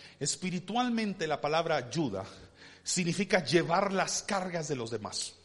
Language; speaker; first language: Spanish; early bilingual, heritage; Spanish